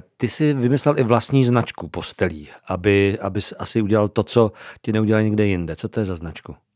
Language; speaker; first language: Czech; native; Czech